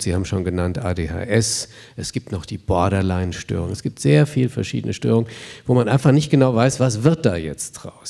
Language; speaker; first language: German; native; German